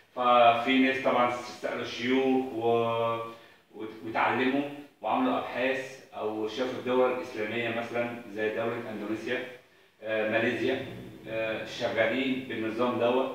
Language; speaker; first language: Arabic; native; Arabic